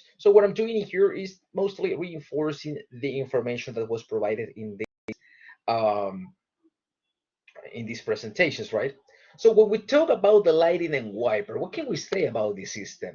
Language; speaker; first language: English; non-native, fluent; Spanish